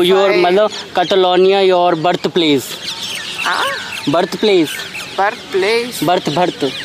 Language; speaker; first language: English; non-native, learner; Hindi